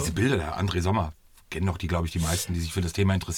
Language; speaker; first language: German; native; German